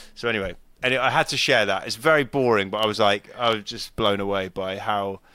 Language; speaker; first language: English; native; English